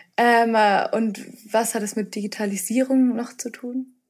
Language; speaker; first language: German; native; German